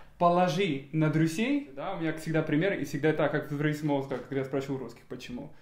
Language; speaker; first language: Russian; non-native, fluent; Spanish